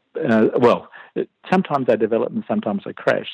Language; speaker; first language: English; native; English